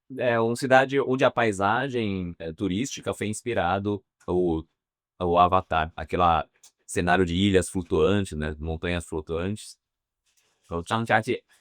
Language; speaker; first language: Portuguese; non-native, fluent; Chinese